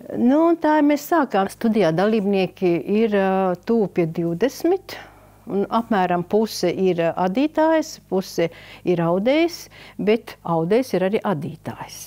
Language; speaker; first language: Latvian; native; Latvian